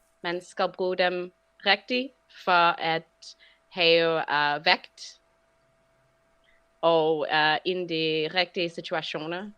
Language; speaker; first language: Danish; non-native, fluent; English